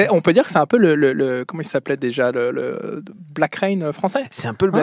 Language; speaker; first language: French; native; French